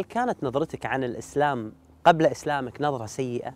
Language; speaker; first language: Arabic; native; Arabic